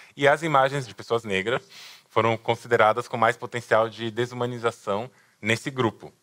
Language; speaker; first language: Portuguese; native; Portuguese